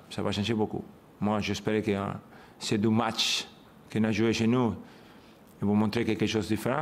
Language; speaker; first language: French; non-native, fluent; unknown